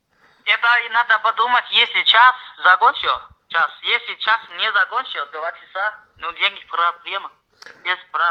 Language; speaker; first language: Russian; non-native, learner; Chinese